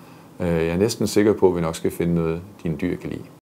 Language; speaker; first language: Danish; native; Danish